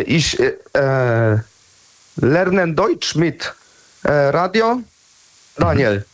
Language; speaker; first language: German; non-native, learner; Polish